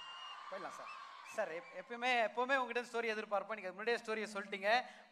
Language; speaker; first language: Tamil; native; Tamil